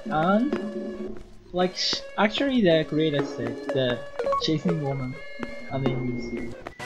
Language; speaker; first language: English; non-native, learner; Japanese